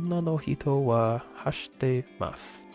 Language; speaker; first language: Japanese; non-native, learner; English